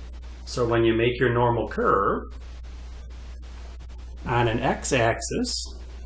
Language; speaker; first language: English; native; English